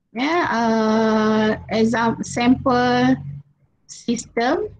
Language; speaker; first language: English; non-native, local second language; Malay